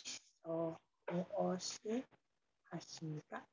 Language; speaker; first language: Korean; non-native, learner; Burmese